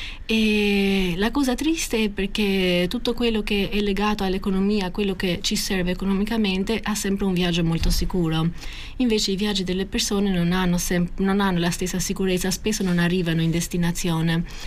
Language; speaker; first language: Italian; non-native, fluent; Albanian